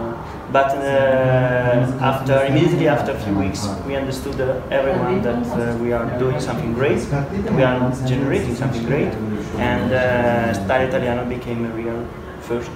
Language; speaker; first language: English; non-native, fluent; Italian